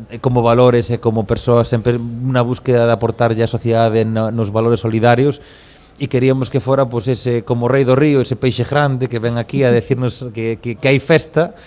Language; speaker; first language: Galician; native; Galician